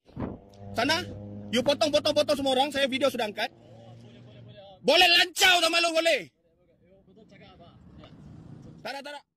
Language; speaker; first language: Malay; non-native, local second language; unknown